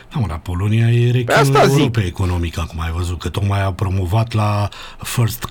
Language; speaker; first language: Romanian; native; Romanian